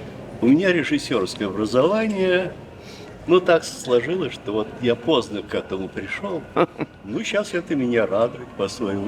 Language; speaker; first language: Russian; native; Russian